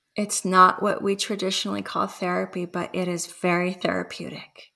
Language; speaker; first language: English; early bilingual, other home language; Spanish